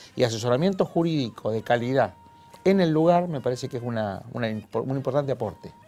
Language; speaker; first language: Spanish; native; Spanish